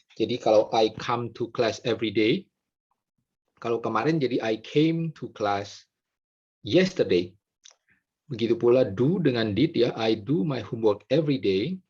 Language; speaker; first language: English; non-native, fluent; Indonesian